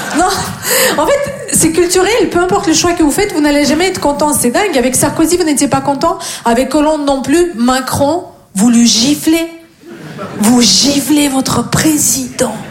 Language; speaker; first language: French; non-native, fluent; Russian